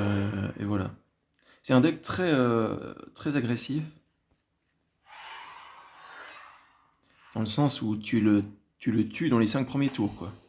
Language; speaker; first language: French; native; French